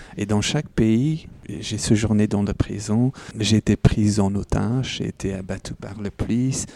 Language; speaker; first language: French; non-native, fluent; Persian